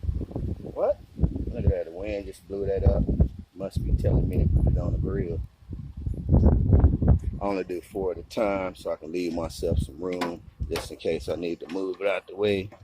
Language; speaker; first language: English; native; English